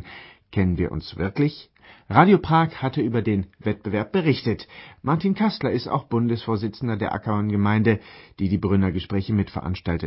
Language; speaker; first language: German; native; German